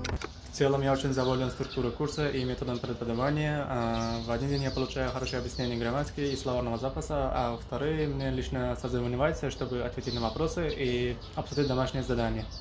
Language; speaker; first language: Russian; non-native, fluent; Uzbek